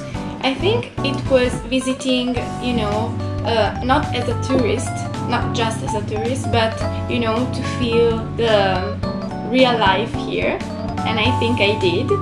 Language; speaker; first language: English; non-native, fluent; Italian